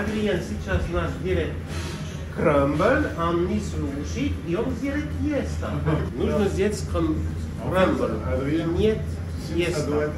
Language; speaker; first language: Russian; non-native, learner; French